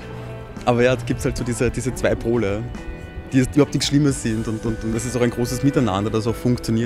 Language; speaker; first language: German; native; German